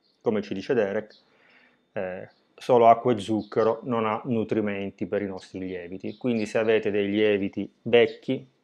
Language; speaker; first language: Italian; native; Italian